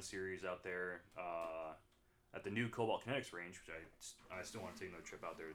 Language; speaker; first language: English; native; English